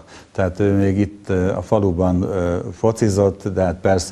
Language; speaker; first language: Hungarian; native; Hungarian